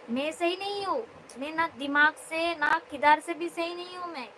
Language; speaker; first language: Hindi; non-native, local second language; Bangla